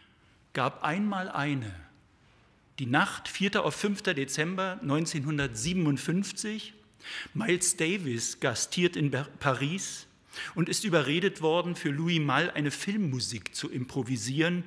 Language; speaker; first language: German; native; German